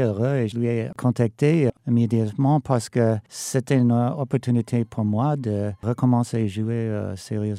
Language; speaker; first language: French; non-native, fluent; English